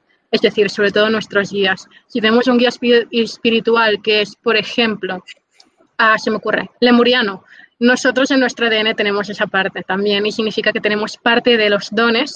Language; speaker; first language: Spanish; native; Spanish